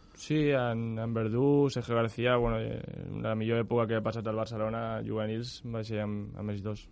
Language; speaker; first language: Catalan; non-native, local second language; Spanish